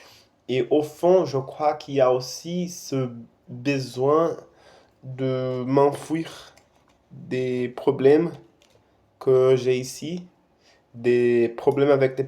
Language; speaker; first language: French; non-native, fluent; Portuguese